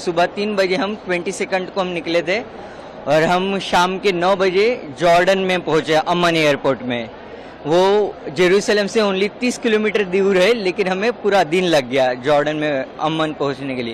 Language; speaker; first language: Hindi; native; Hindi